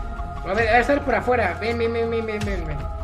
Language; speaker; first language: Spanish; native; Spanish